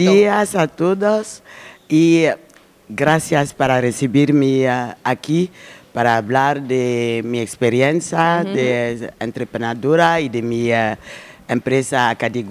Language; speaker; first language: Spanish; non-native, learner; French